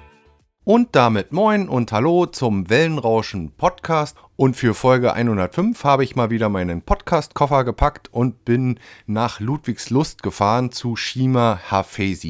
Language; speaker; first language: German; native; German